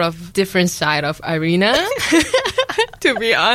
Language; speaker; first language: English; non-native, local second language; Cantonese